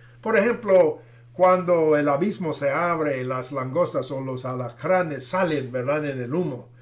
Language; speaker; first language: Spanish; non-native, fluent; English